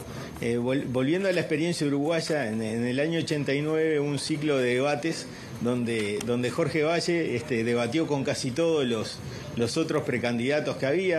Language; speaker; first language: Spanish; native; Spanish